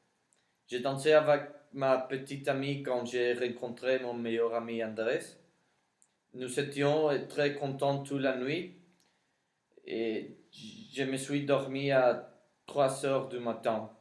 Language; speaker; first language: French; non-native, learner; Spanish